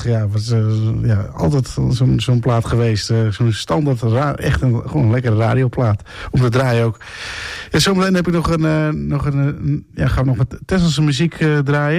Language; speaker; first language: Dutch; native; Dutch